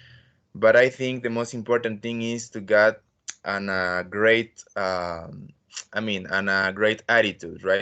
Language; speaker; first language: English; non-native, learner; Spanish